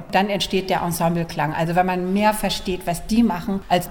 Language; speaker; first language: German; native; German